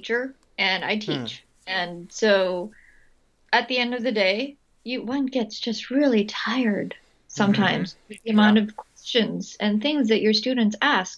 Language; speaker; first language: English; non-native, local second language; Filipino